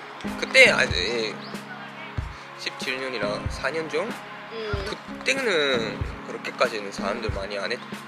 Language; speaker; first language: Korean; non-native, fluent; Japanese